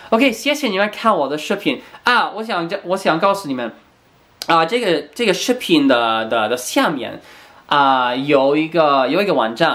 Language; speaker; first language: Chinese; non-native, fluent; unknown